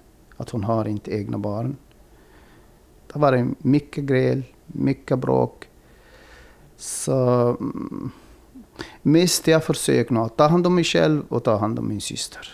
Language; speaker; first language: Swedish; non-native, fluent; Arabic